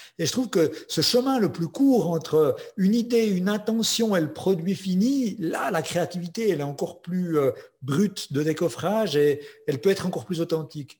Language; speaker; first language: French; native; French